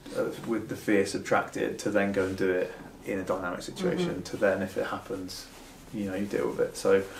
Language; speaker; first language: English; native; English